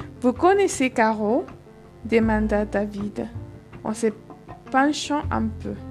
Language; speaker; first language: French; non-native, fluent; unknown